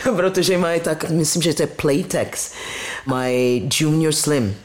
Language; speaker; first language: Czech; non-native, fluent; English